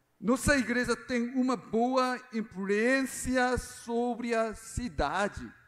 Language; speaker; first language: Portuguese; non-native, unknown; Korean